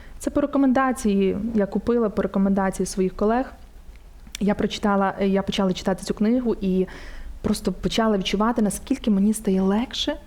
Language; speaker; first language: Ukrainian; native; Ukrainian